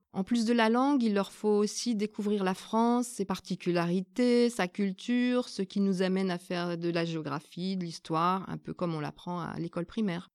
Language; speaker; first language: French; native; French